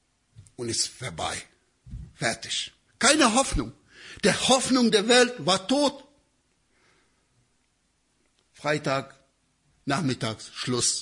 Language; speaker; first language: German; non-native, learner; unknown